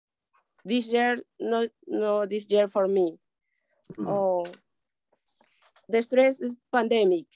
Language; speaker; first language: English; non-native, learner; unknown